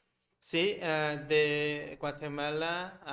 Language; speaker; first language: Spanish; non-native, learner; Korean